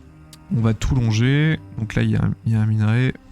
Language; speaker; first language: French; native; French